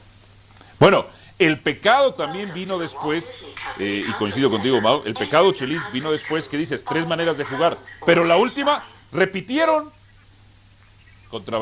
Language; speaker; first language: Spanish; native; Spanish